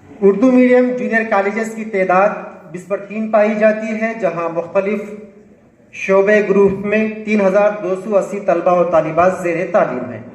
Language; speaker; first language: Urdu; native; Urdu